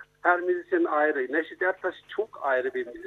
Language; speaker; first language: Turkish; non-native, fluent; German